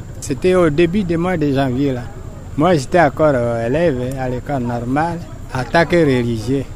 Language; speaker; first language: French; non-native, local second language; Swahili